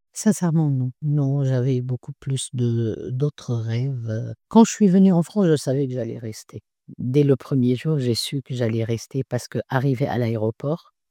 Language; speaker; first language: French; non-native, local second language; Arabic